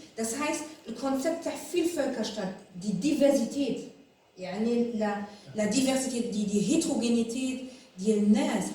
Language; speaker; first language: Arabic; native; Arabic